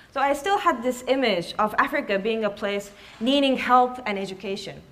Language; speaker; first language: English; early bilingual, other home language; Japanese